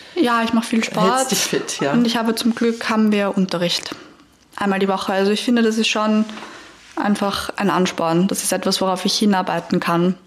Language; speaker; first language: German; native; German